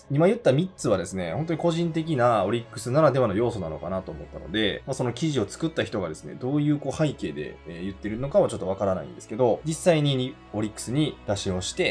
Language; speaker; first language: Japanese; native; Japanese